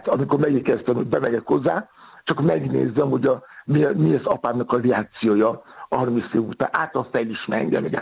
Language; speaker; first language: Hungarian; non-native, fluent; Yoruba